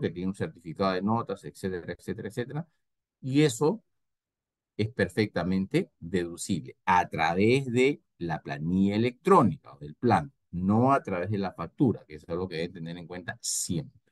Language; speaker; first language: Spanish; native; Spanish